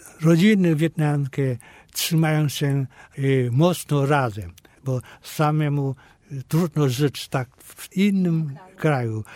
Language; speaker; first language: Polish; non-native, fluent; Vietnamese